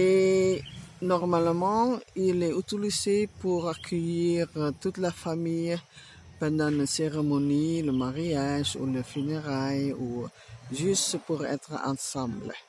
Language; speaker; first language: French; non-native, fluent; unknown